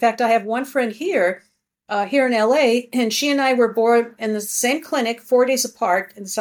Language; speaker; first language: English; early bilingual, other home language; Greek